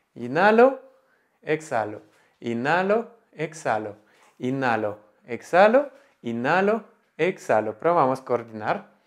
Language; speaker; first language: Spanish; non-native, fluent; Russian